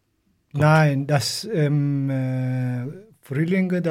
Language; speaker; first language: German; non-native, learner; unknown